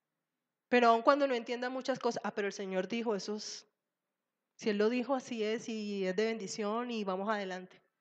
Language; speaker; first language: Spanish; native; Spanish